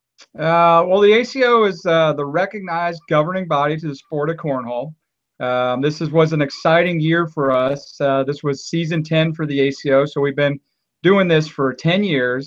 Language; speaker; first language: English; native; English